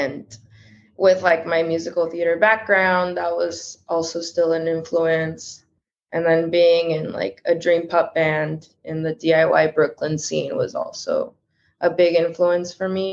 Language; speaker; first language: English; early bilingual, other home language; Spanish